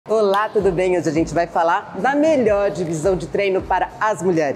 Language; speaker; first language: Portuguese; native; Portuguese